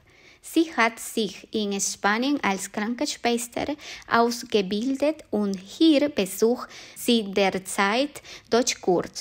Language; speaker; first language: German; non-native, fluent; Spanish